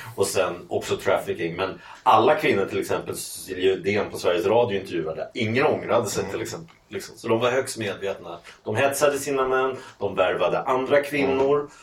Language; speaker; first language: Swedish; native; Swedish